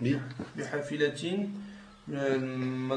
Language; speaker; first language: Arabic; non-native, learner; French